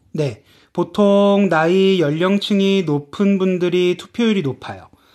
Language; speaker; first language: Korean; native; Korean